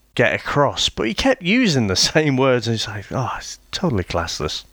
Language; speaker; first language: English; native; English